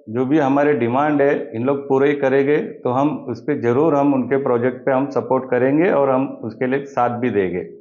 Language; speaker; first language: Hindi; non-native, local second language; Tamil